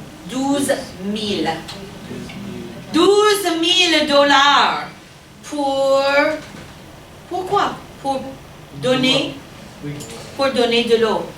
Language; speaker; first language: French; non-native, fluent; English